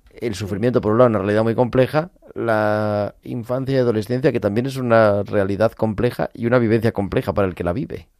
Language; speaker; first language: Spanish; native; Spanish